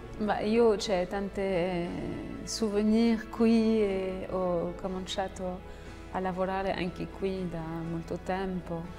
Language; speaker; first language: Italian; non-native, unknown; French